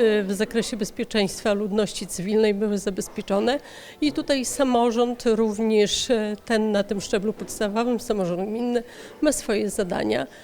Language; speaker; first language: Polish; native; Polish